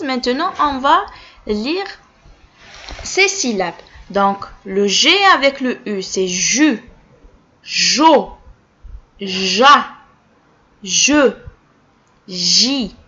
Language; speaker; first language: French; non-native, local second language; Arabic